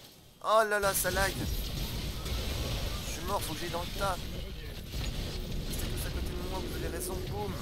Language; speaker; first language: French; native; French